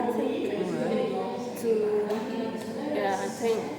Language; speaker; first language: English; non-native, learner; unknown